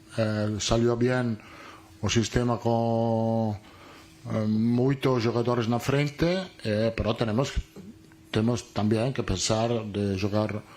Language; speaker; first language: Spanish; non-native, fluent; Italian